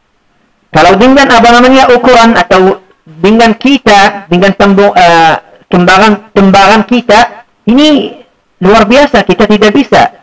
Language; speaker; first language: Indonesian; non-native, fluent; Arabic